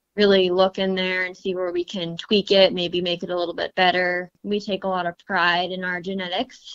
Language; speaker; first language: English; native; English